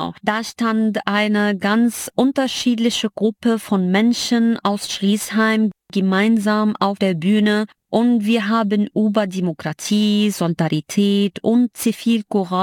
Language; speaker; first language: German; non-native, fluent; Arabic